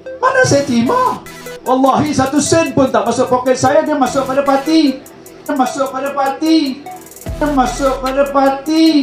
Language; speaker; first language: Malay; native; Malay